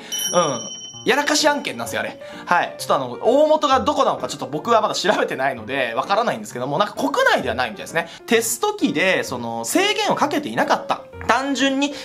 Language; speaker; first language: Japanese; native; Japanese